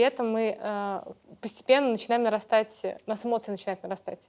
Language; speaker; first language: Russian; native; Russian